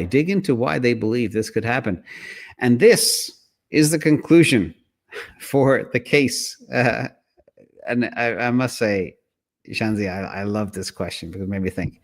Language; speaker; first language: English; native; English